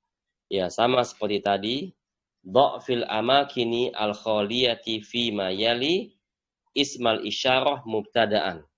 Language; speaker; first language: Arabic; non-native, fluent; Indonesian